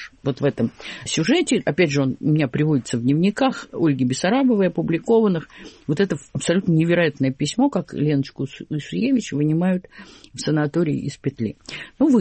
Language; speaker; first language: Russian; native; Russian